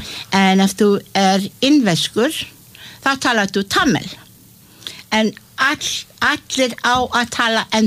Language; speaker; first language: Icelandic; non-native, learner; Malay